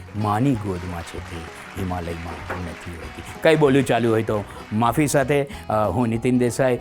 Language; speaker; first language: Gujarati; native; Gujarati